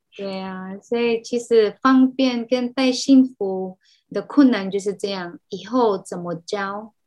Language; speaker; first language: Chinese; non-native, fluent; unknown